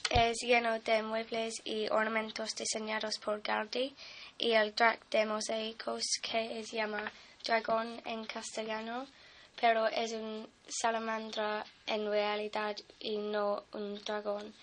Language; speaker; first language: Spanish; non-native, fluent; English